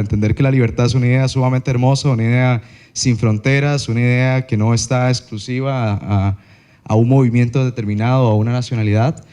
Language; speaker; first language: Spanish; native; Spanish